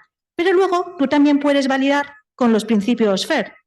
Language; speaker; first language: Spanish; native; Spanish